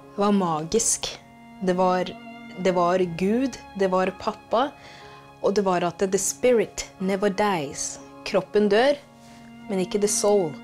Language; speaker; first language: Norwegian; early bilingual, other home language; Kikuyu